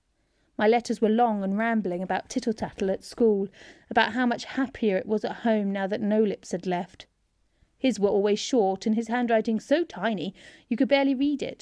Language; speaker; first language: English; native; English